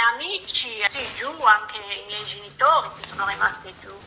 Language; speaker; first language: Italian; non-native, fluent; Arabic